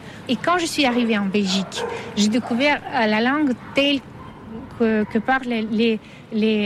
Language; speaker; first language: French; non-native, fluent; Russian